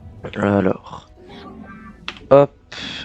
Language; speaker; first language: French; native; French